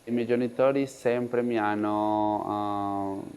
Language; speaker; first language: Italian; non-native, fluent; Spanish